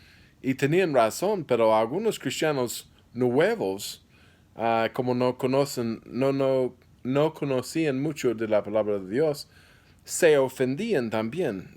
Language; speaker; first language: Spanish; non-native, fluent; English